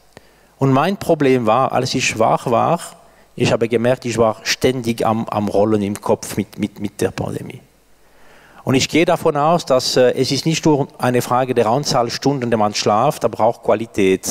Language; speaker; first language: German; non-native, local second language; French